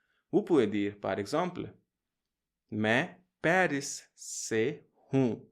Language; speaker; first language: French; non-native, fluent; Hindi